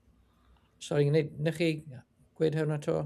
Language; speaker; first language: Welsh; non-native, learner; English